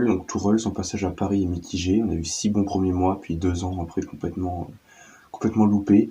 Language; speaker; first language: French; native; French